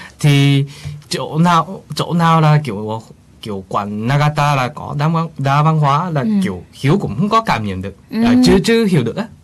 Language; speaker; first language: Vietnamese; early bilingual, heritage; Vietnamese